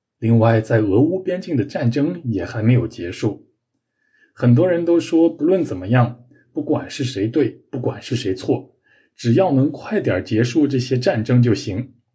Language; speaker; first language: Chinese; native; Chinese